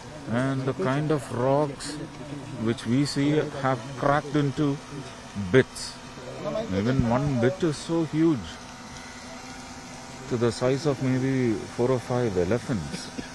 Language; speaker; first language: English; non-native, local second language; Malayalam